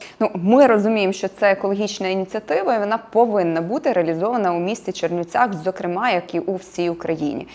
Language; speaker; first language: Ukrainian; native; Ukrainian